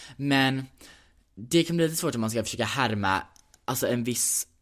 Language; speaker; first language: Swedish; early bilingual, heritage; Swedish